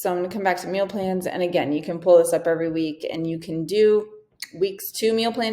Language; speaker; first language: English; native; English